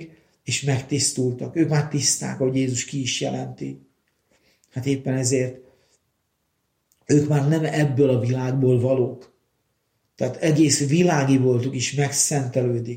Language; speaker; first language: Hungarian; native; Hungarian